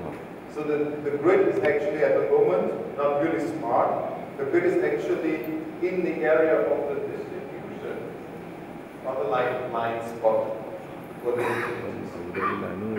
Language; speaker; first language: English; non-native, fluent; German